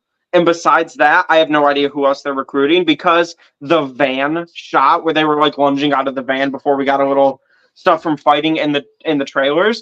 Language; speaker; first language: English; native; English